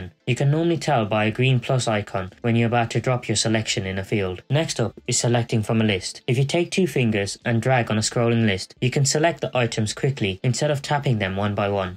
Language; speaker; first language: English; native; English